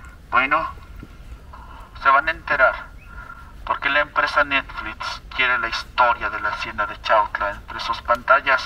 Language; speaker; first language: Spanish; native; Spanish